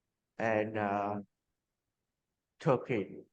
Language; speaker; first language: English; non-native, learner; Vietnamese